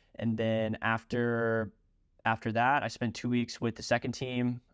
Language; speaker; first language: English; native; English